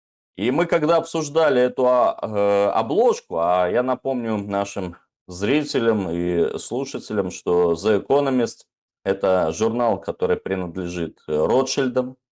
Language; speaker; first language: Russian; native; Russian